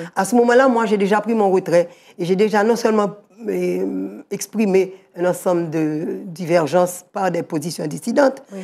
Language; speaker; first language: French; native; French